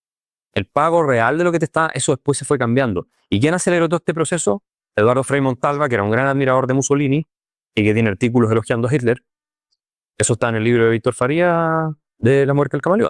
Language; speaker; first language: Spanish; native; Spanish